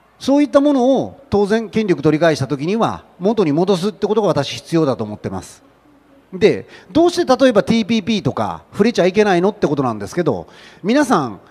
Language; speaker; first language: Japanese; native; Japanese